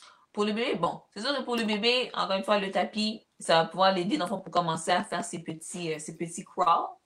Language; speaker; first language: French; native; French